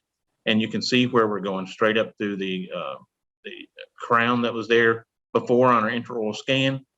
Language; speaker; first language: English; native; English